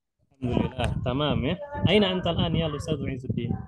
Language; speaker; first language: Arabic; non-native, fluent; Indonesian